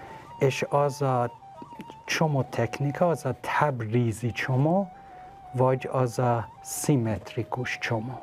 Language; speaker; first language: Hungarian; non-native, learner; Persian